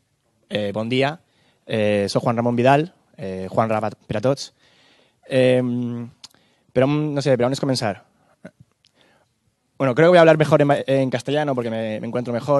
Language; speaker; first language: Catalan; non-native, local second language; Spanish